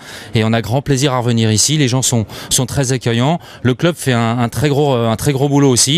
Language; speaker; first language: French; native; French